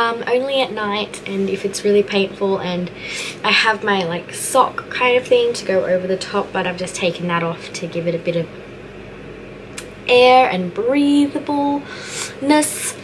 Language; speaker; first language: English; native; English